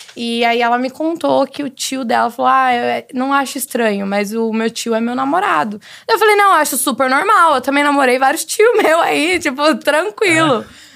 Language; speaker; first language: Portuguese; native; Portuguese